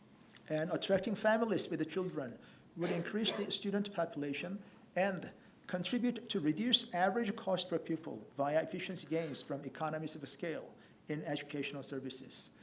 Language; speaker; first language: English; non-native, fluent; Korean